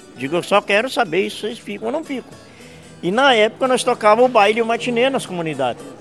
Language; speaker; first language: Portuguese; native; Portuguese